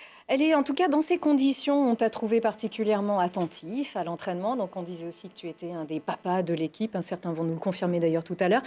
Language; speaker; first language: French; native; French